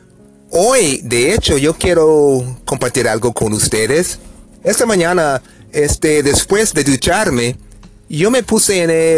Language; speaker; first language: Spanish; non-native, fluent; English